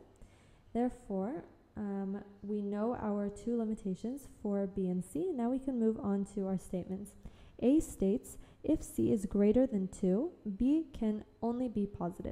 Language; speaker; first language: English; native; English